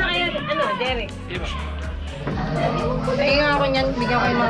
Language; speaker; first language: Filipino; native; Filipino